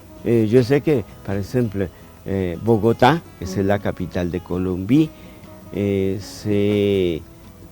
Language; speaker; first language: French; non-native, fluent; Spanish